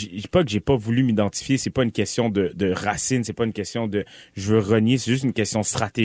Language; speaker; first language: French; early bilingual, other home language; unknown